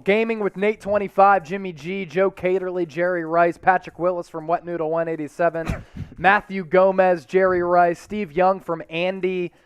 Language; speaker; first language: English; native; English